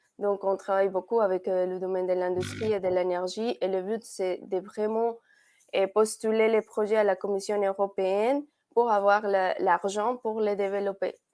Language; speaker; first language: French; non-native, fluent; Spanish